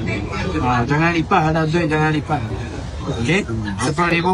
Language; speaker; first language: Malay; non-native, local second language; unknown